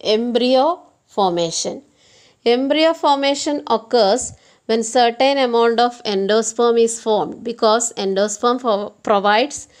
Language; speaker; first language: English; non-native, local second language; Malayalam